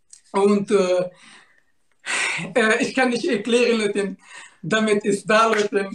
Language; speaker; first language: German; non-native, learner; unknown